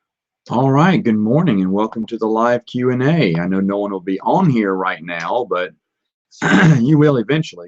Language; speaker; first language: English; native; English